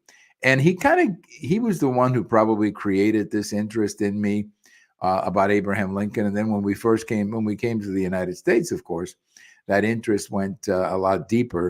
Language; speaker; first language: English; early bilingual, other home language; Spanish